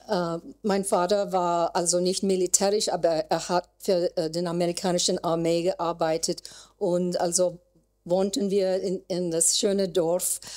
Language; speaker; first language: German; non-native, learner; English